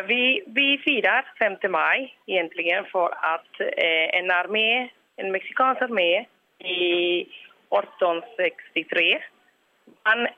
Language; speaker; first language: Swedish; non-native, fluent; Spanish